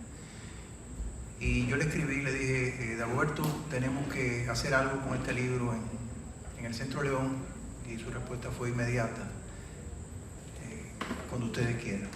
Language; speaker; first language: Spanish; native; Spanish